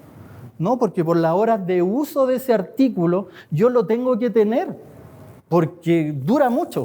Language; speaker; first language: Spanish; native; Spanish